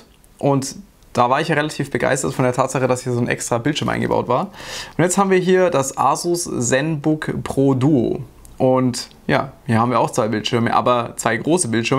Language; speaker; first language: German; native; German